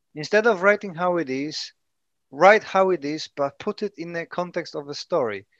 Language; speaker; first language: English; non-native, fluent; Polish